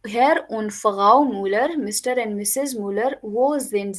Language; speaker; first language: German; non-native, learner; Hindi